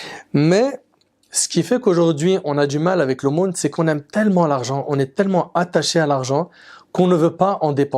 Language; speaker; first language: French; native; French